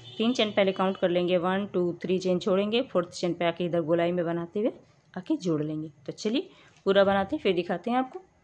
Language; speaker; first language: Hindi; native; Hindi